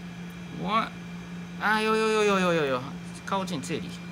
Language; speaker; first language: Chinese; non-native, learner; Japanese